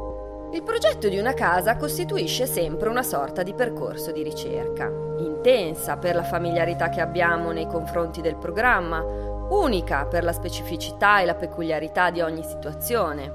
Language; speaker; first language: Italian; native; Italian